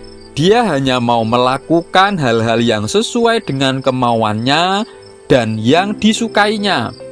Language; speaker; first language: Indonesian; non-native, local second language; Javanese